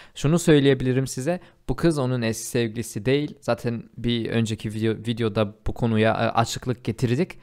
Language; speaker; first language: Turkish; early bilingual, heritage; Turkish